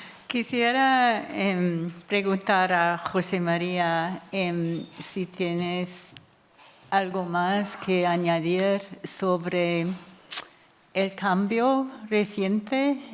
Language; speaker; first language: Spanish; non-native, fluent; English